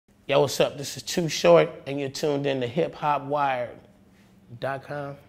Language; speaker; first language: English; native; English